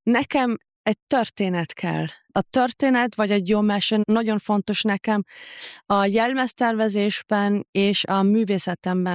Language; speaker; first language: Hungarian; non-native, fluent; German